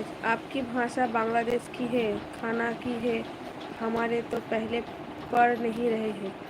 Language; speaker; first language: Hindi; non-native, local second language; Bangla